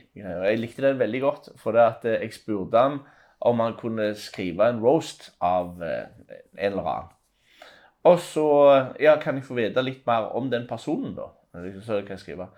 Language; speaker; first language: Norwegian; native; Norwegian